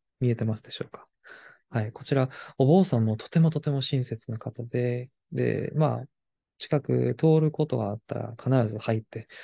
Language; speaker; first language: Japanese; non-native, fluent; Korean